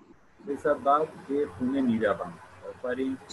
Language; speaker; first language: Persian; non-native, fluent; Urdu